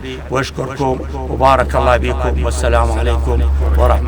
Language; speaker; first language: Arabic; native; Arabic